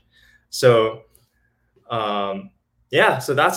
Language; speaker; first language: English; early bilingual, other home language; Chinese